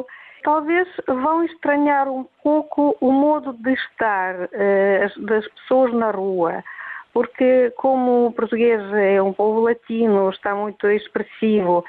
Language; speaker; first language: Portuguese; non-native, fluent; Russian